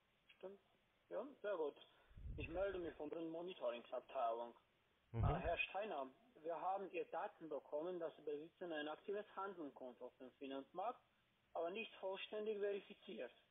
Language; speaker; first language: German; non-native, learner; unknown